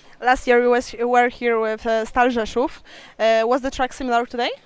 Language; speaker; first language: English; non-native, learner; Polish